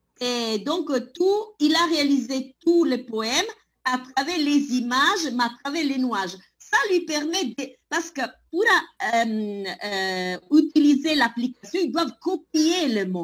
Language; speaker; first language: French; non-native, fluent; Italian